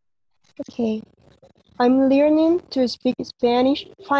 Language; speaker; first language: English; non-native, learner; Spanish